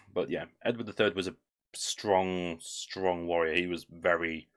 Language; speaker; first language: English; native; English